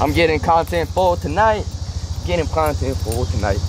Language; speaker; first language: English; early bilingual, other home language; Spanish